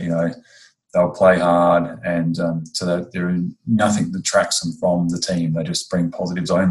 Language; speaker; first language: English; native; English